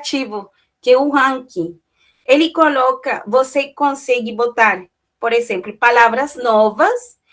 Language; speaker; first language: Portuguese; non-native, fluent; Spanish